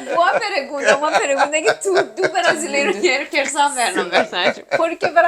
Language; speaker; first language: Portuguese; non-native, learner; Persian